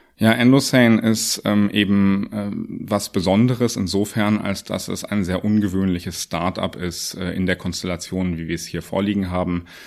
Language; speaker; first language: German; native; German